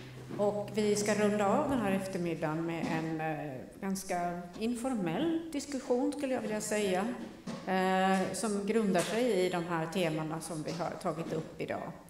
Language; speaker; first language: Swedish; native; Swedish